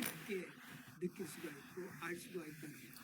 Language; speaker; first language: Korean; native; Korean